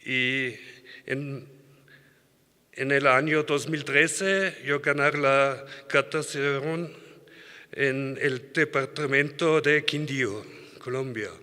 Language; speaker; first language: Spanish; non-native, learner; German